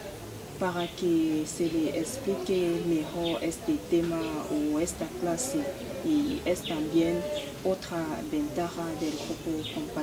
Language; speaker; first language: Spanish; non-native, learner; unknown